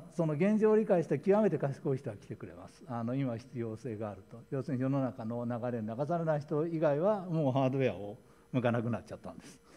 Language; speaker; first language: Japanese; native; Japanese